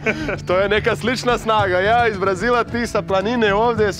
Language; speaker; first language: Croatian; non-native, fluent; Portuguese